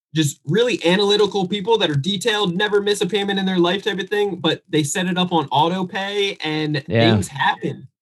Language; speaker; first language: English; native; English